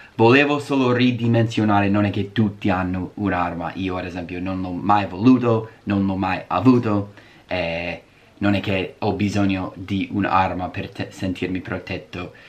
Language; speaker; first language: Italian; non-native, fluent; English